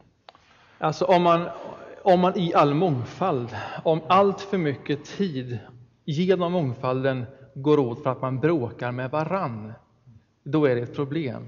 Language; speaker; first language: Swedish; native; Swedish